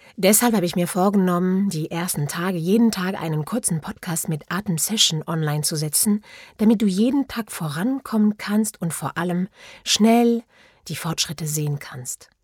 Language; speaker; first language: German; non-native, fluent; French